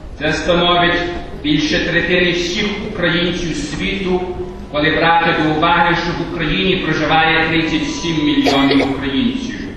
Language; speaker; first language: Ukrainian; early bilingual, heritage; Ukrainian